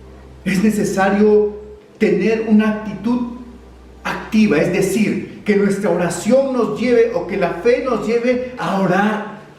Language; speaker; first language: Spanish; native; Spanish